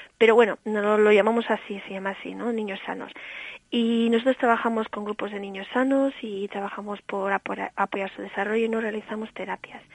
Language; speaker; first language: Spanish; early bilingual, heritage; Spanish